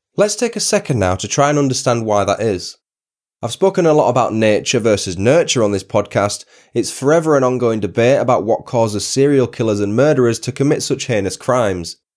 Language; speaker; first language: English; native; English